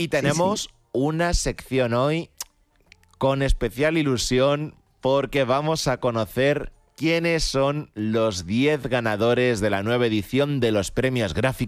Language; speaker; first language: Spanish; native; Spanish